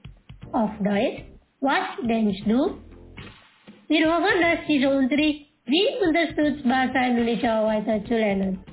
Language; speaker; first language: German; non-native, fluent; Indonesian